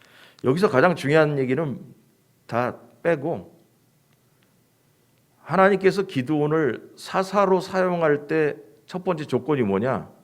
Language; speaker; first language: Korean; native; Korean